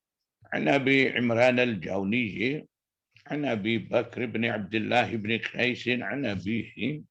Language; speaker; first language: Arabic; non-native, fluent; Malay